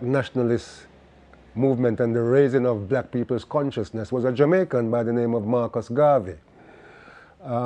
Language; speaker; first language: English; non-native, local second language; Jamaican Creole English